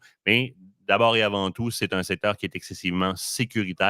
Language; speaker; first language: French; native; French